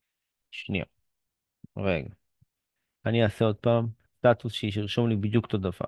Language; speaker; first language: Hebrew; native; Hebrew